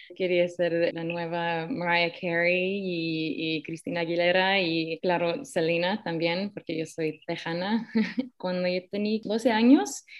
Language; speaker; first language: Spanish; early bilingual, heritage; Spanish